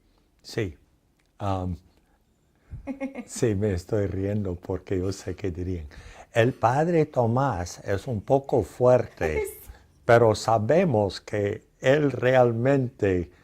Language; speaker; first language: Spanish; non-native, fluent; English